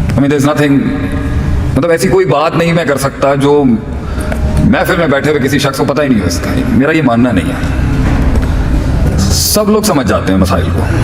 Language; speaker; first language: Urdu; non-native, local second language; Punjabi